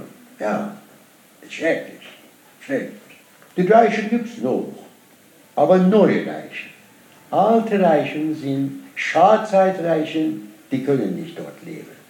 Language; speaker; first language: German; non-native, learner; Persian